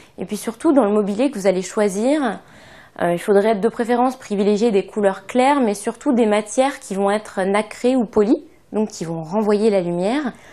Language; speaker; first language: French; native; French